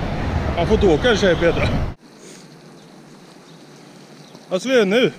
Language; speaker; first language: Swedish; native; Swedish